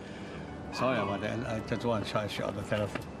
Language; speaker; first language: English; non-native, local second language; Cantonese